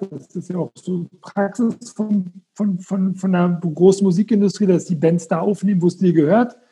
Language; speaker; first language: German; native; German